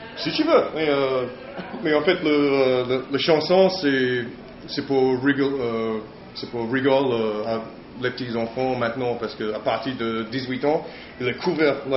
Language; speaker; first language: French; non-native, learner; English